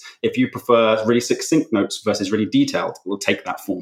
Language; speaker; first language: English; native; English